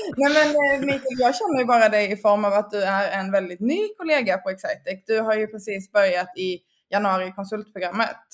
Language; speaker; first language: Swedish; native; Swedish